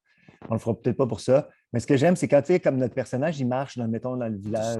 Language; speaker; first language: French; native; French